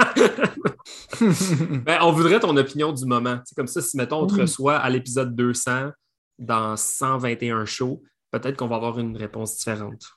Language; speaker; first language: French; native; French